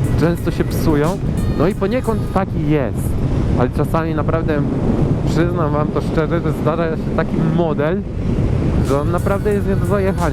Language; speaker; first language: Polish; native; Polish